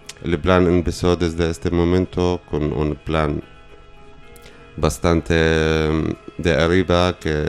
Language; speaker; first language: Spanish; non-native, learner; Arabic